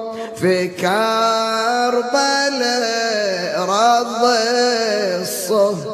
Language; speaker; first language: Arabic; native; Arabic